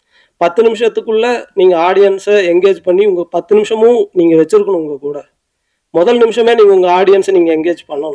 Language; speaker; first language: Tamil; native; Tamil